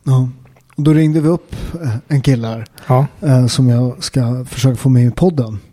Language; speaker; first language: Swedish; native; Swedish